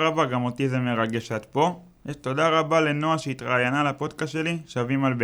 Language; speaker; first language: Hebrew; native; Hebrew